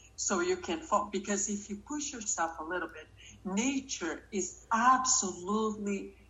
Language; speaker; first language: English; non-native, fluent; Portuguese